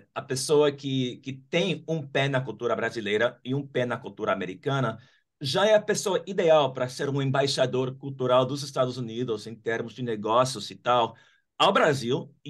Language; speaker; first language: Portuguese; non-native, fluent; English